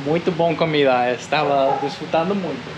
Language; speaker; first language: Portuguese; non-native, learner; English